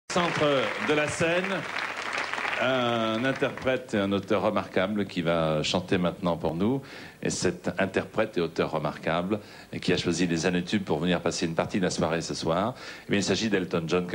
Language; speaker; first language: French; native; French